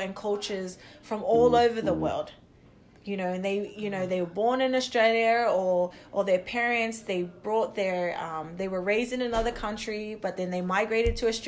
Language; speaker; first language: English; native; English